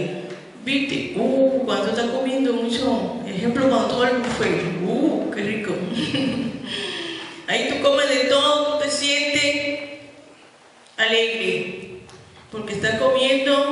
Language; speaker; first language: Spanish; native; Spanish